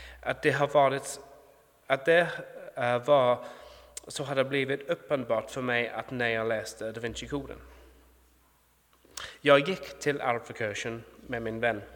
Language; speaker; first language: Swedish; non-native, fluent; English